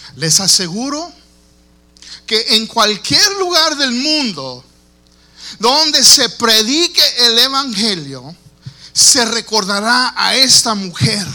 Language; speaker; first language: Spanish; early bilingual, heritage; Spanish